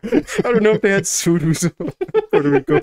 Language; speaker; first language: English; native; English